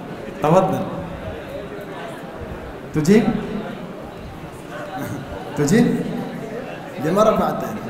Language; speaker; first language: Arabic; non-native, fluent; Urdu